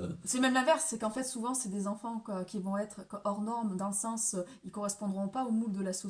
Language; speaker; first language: French; native; French